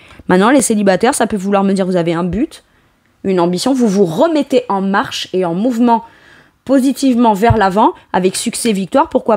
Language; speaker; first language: French; native; French